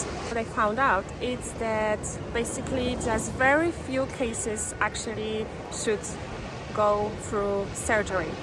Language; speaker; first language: English; non-native, fluent; Polish